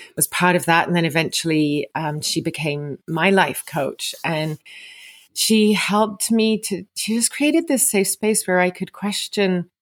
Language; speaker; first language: English; native; English